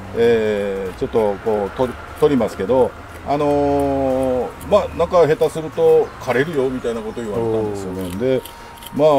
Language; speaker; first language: Japanese; native; Japanese